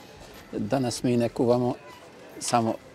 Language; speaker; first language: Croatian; non-native, local second language; Hungarian